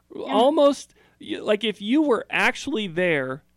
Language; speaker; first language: English; native; English